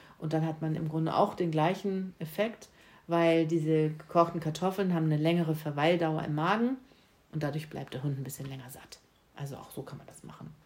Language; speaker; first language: German; native; German